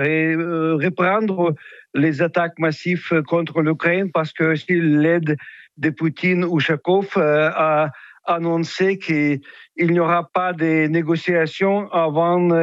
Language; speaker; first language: French; non-native, fluent; Russian